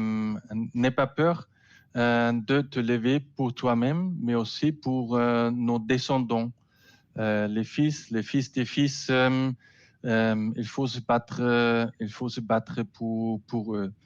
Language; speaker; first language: French; non-native, learner; German